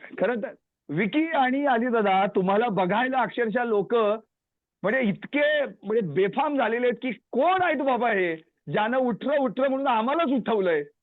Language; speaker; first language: Marathi; native; Marathi